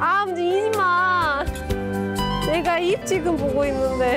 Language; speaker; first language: Korean; non-native, fluent; Russian